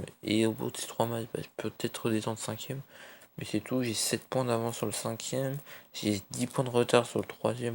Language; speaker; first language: French; native; French